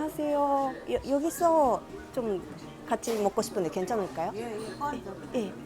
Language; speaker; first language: Korean; non-native, fluent; Japanese